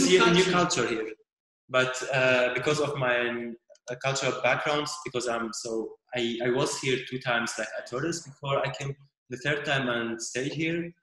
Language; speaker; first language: English; non-native, fluent; Arabic